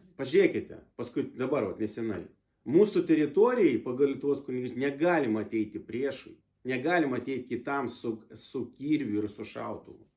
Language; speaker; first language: Lithuanian; non-native, local second language; Russian